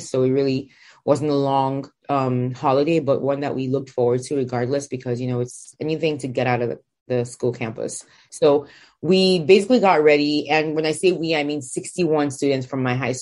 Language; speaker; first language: English; non-native, local second language; Igbo